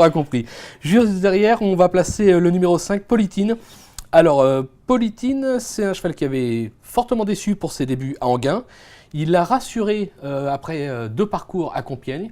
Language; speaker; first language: French; native; French